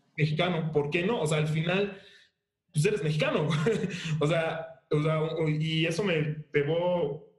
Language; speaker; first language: Spanish; early bilingual, other home language; Haitian Creole